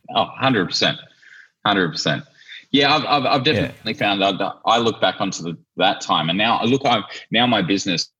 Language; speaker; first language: English; native; English